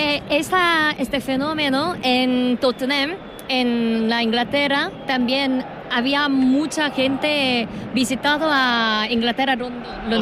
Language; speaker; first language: Spanish; non-native, learner; Korean